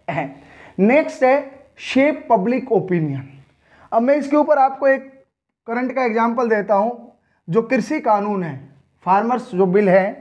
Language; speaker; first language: Hindi; native; Hindi